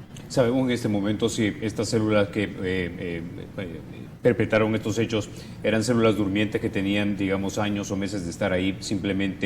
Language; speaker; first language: Spanish; native; Spanish